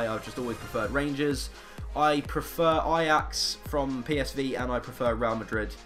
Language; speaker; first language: English; native; English